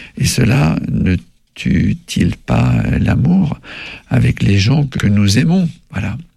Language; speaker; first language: French; native; French